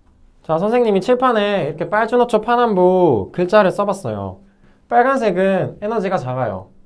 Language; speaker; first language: Korean; native; Korean